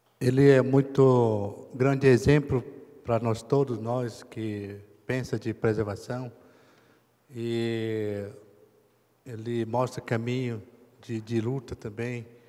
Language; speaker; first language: Portuguese; non-native, local second language; Kayapó